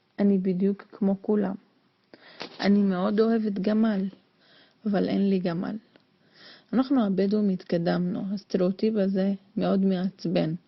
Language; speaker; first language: Hebrew; non-native, local second language; Arabic